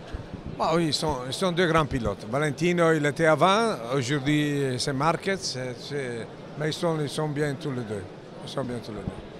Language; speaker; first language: French; non-native, learner; Italian